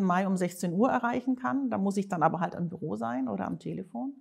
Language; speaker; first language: German; native; German